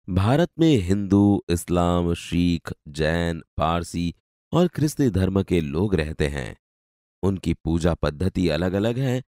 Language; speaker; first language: Hindi; non-native, local second language; Gujarati